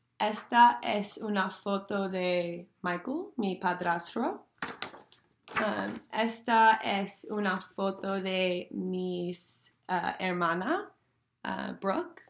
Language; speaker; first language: Spanish; non-native, learner; English